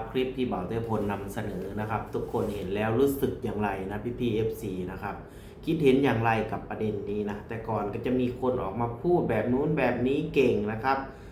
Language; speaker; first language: Thai; native; Thai